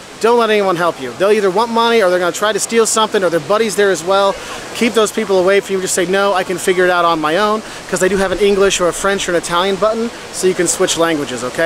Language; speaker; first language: English; native; English